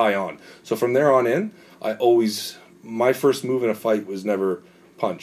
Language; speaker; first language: English; native; English